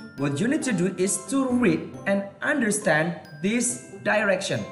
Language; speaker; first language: English; non-native, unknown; Indonesian